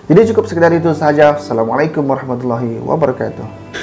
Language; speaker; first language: Malay; native; Malay